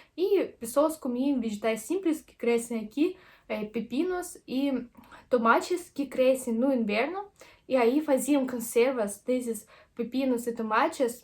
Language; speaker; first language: Portuguese; non-native, fluent; Russian